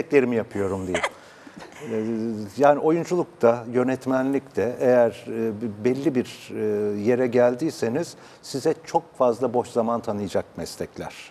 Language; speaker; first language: Turkish; native; Turkish